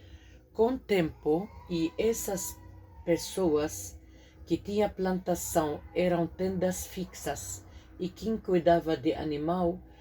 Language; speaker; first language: Portuguese; non-native, fluent; Arabic